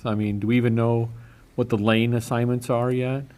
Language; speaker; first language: English; native; English